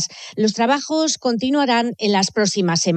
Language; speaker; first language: Spanish; native; Spanish